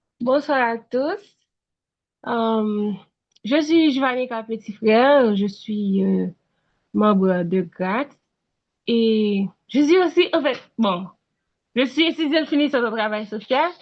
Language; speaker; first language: French; non-native, local second language; Haitian Creole